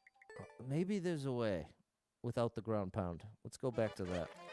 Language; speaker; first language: English; native; English